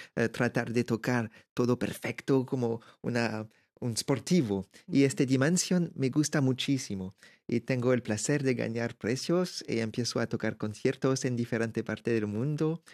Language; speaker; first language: Spanish; non-native, learner; French